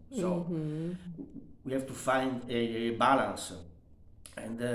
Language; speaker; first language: English; non-native, learner; Italian